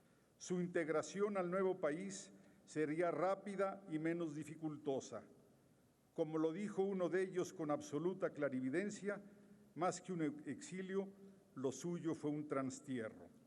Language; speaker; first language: Spanish; native; Spanish